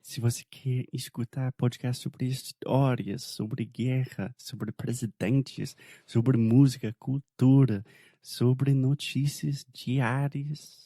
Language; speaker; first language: Portuguese; non-native, fluent; English